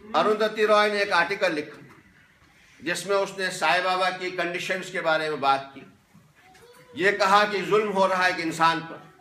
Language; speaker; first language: Hindi; non-native, local second language; Kashmiri